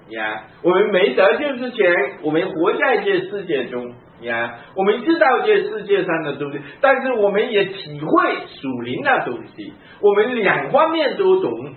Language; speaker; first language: Chinese; native; Chinese